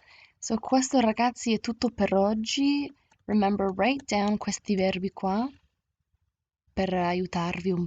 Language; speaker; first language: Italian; non-native, fluent; English